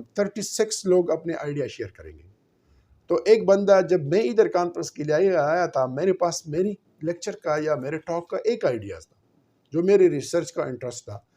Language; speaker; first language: Urdu; non-native, local second language; Pashto